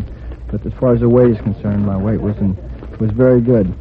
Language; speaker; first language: English; native; English